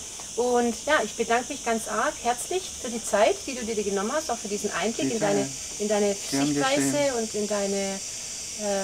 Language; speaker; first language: German; native; German